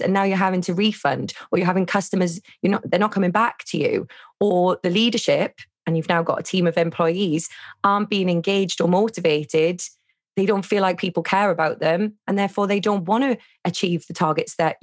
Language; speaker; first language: English; native; English